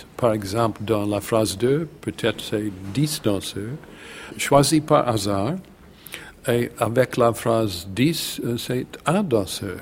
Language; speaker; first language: French; non-native, learner; English